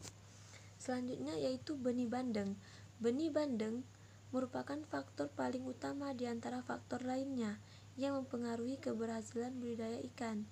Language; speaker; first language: Indonesian; non-native, local second language; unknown